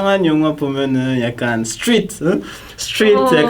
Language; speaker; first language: Korean; non-native, fluent; Kinyarwanda